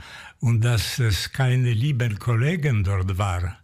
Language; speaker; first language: German; non-native, fluent; Polish